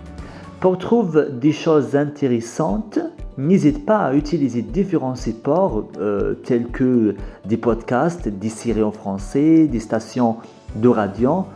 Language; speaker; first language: French; non-native, fluent; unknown